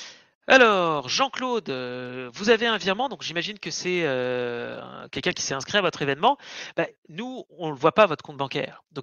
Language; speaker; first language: French; native; French